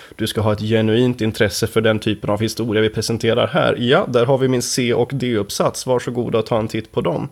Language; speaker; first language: Swedish; native; Swedish